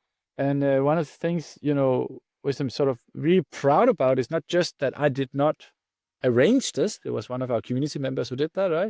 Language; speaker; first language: English; non-native, fluent; Danish